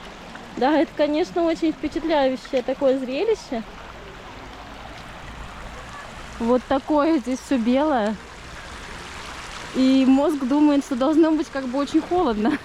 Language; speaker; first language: Russian; native; Russian